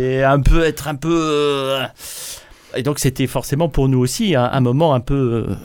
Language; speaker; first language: French; native; French